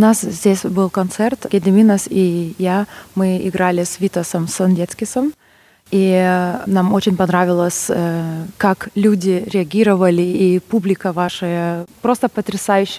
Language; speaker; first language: Russian; non-native, fluent; Lithuanian